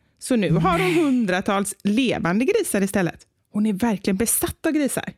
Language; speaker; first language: Swedish; native; Swedish